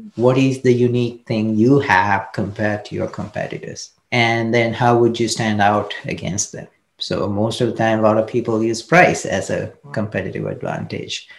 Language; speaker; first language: English; non-native, local second language; Sinhala